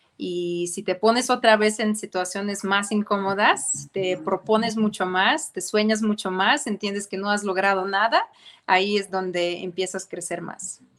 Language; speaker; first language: Spanish; non-native, fluent; Ukrainian